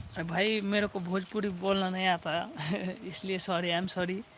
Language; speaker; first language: Hindi; non-native, local second language; Marathi